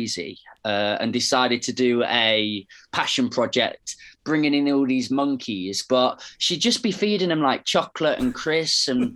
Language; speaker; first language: English; native; English